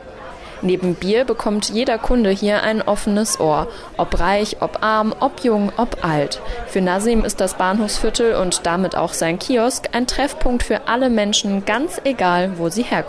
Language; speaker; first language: German; native; German